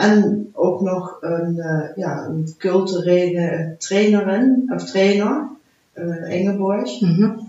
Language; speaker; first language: Dutch; early bilingual, heritage; Dutch